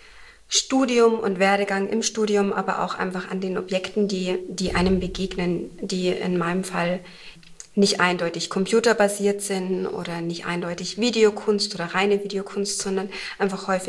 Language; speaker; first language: German; native; German